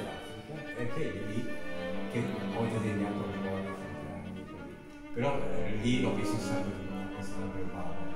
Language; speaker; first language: Italian; non-native, learner; Chinese